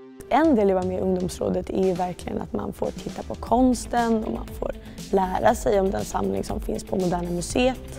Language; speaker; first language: Swedish; native; Swedish